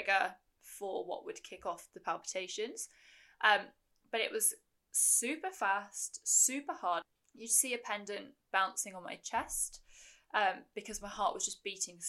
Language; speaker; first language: English; native; English